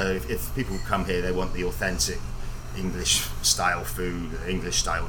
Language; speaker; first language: English; native; English